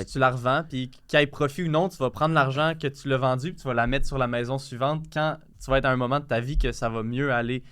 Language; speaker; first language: French; native; French